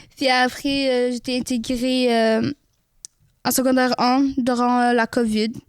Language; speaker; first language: French; early bilingual, other home language; Arabic